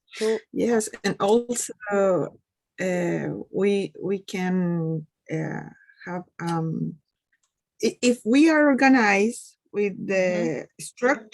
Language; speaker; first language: English; non-native, learner; Spanish